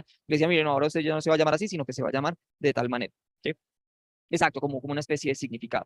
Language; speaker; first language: Spanish; native; Spanish